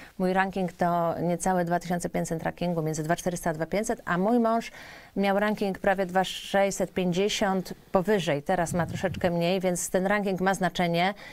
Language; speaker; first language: Polish; native; Polish